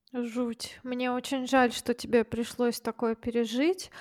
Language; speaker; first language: Russian; native; Russian